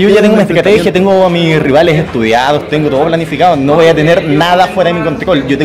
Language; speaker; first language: Spanish; native; Spanish